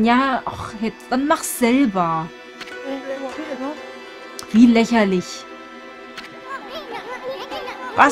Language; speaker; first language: German; native; German